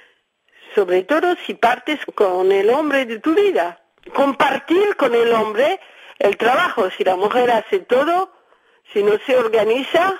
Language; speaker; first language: Spanish; early bilingual, heritage; Spanish